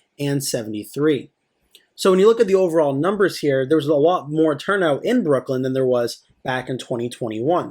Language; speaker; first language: English; native; English